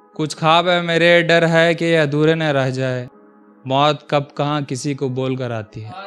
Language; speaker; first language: Hindi; non-native, local second language; Urdu